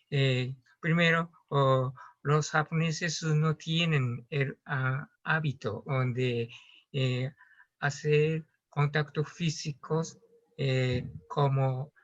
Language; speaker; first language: Spanish; non-native, learner; Japanese